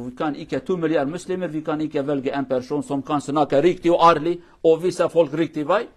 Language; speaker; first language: Norwegian; non-native, fluent; Kurdish